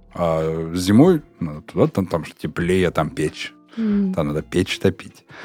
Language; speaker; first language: Russian; native; Russian